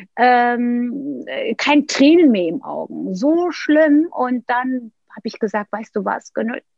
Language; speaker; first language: German; non-native, fluent; Turkish